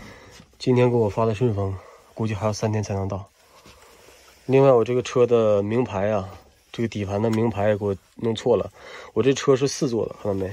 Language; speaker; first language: Chinese; native; Chinese